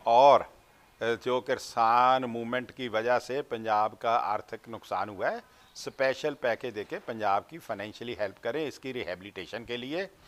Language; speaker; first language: Hindi; non-native, local second language; Punjabi